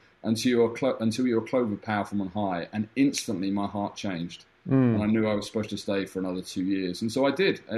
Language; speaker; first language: English; native; English